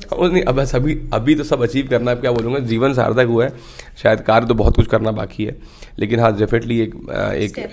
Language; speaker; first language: Hindi; native; Hindi